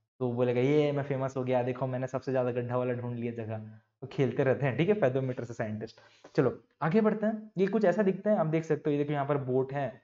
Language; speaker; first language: Hindi; native; Hindi